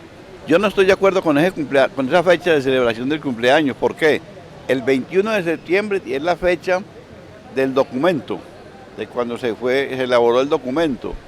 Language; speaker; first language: Spanish; native; Spanish